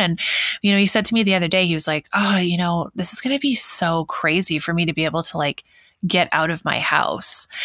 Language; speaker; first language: English; native; English